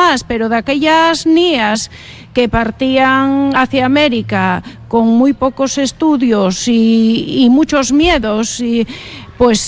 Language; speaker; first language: Spanish; non-native, local second language; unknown